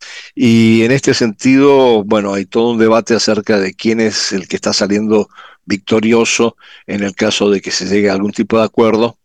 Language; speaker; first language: Spanish; native; Spanish